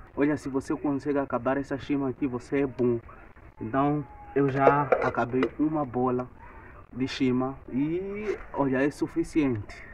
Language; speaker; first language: Portuguese; non-native, local second language; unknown